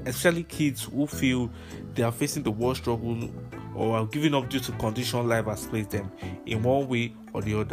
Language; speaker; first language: English; non-native, local second language; Yoruba